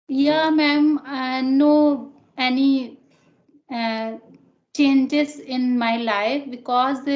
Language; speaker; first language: English; non-native, learner; Hindi